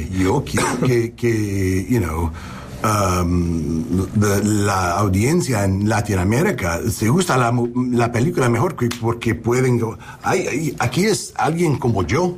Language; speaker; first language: Spanish; non-native, learner; English